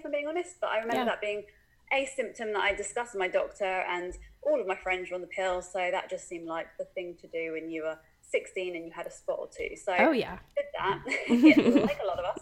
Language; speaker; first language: English; native; English